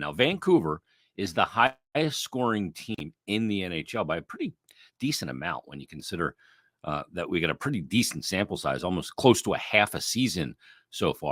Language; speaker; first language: English; native; English